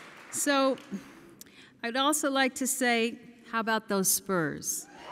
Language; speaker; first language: English; early bilingual, other home language; Spanish